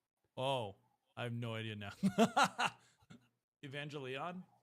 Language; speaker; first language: English; native; English